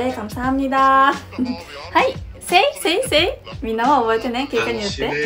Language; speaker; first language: Japanese; native; Japanese